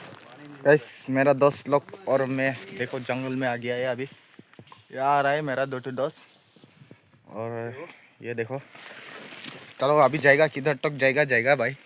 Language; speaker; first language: Hindi; non-native, local second language; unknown